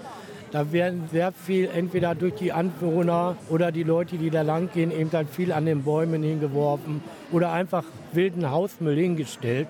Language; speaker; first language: German; native; German